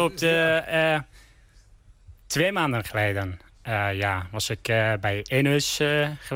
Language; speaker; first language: Dutch; non-native, learner; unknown